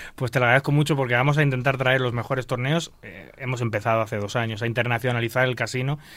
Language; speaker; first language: Spanish; native; Spanish